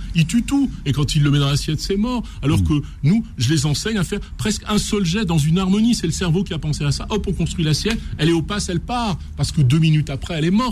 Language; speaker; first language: French; native; French